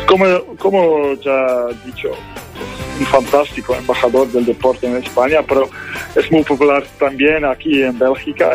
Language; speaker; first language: Spanish; non-native, fluent; Dutch